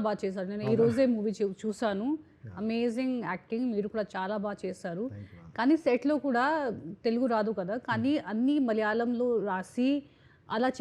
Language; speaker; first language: Telugu; non-native, fluent; Hindi